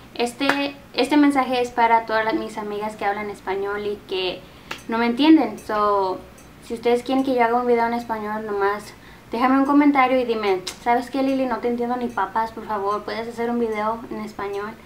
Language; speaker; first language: Spanish; early bilingual, heritage; Spanish